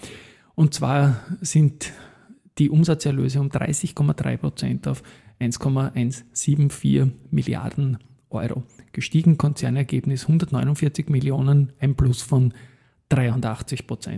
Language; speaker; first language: German; native; German